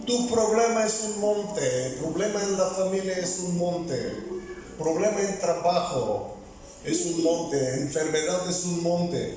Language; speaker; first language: Spanish; non-native, fluent; Bulgarian